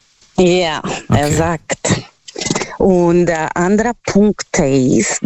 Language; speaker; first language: German; non-native, learner; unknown